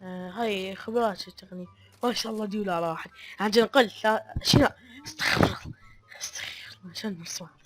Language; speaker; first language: Arabic; native; Arabic